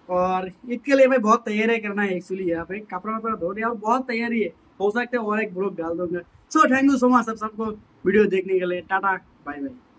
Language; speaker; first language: Hindi; non-native, local second language; Bangla